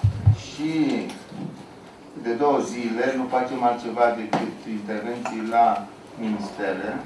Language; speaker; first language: Romanian; native; Romanian